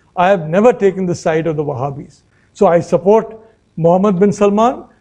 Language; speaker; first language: English; non-native, local second language; Malayalam